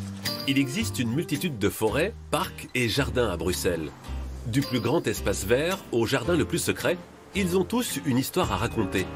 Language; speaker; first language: French; native; French